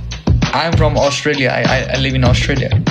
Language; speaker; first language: English; non-native, learner; Nepali